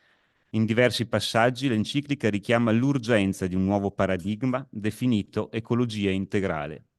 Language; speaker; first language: Italian; native; Italian